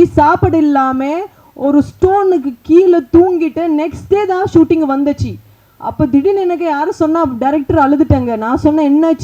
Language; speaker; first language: Tamil; non-native, learner; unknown